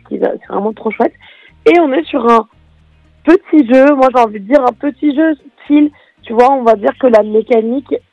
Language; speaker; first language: French; native; French